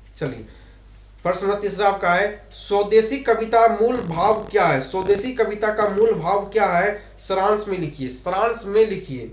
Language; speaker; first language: Hindi; native; Hindi